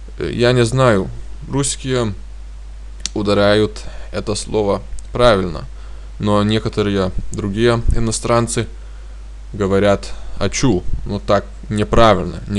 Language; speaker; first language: Russian; non-native, fluent; Lithuanian